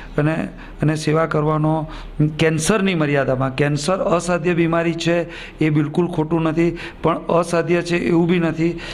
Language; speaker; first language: Gujarati; native; Gujarati